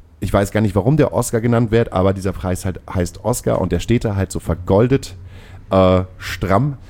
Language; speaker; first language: German; native; German